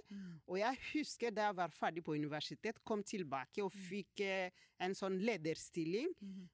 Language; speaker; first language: Norwegian; non-native, fluent; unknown